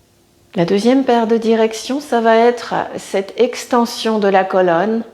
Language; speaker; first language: French; native; French